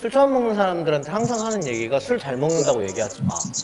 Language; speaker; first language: Korean; native; Korean